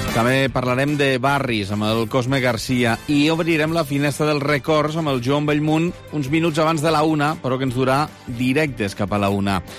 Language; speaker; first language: Catalan; native; Catalan